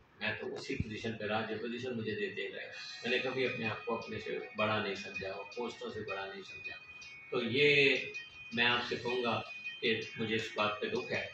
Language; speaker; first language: Urdu; native; Urdu